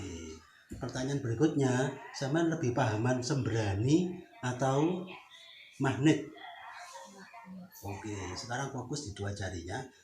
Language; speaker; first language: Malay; non-native, local second language; Javanese